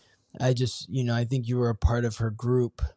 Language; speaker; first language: English; native; English